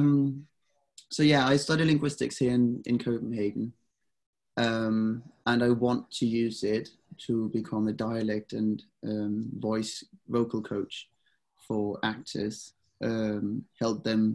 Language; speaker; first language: English; non-native, fluent; Danish